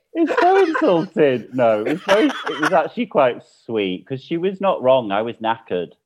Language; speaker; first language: English; native; English